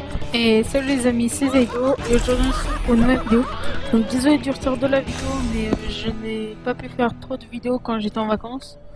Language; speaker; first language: French; native; French